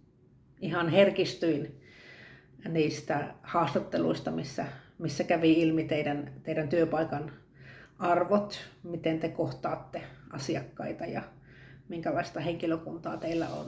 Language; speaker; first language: Finnish; native; Finnish